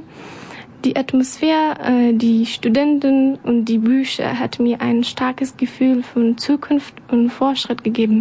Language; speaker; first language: German; non-native, learner; Persian